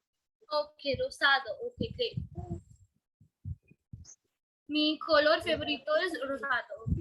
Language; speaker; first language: Spanish; non-native, learner; Hindi